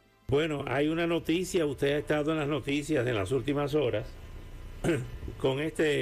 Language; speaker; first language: Spanish; native; Spanish